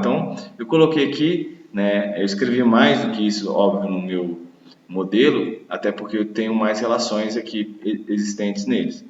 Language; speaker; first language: Portuguese; native; Portuguese